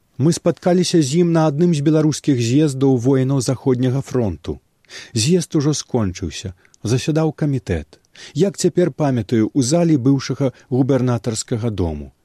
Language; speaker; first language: Belarusian; native; Belarusian